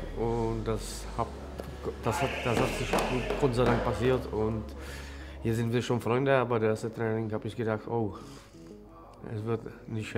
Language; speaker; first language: German; non-native, learner; Czech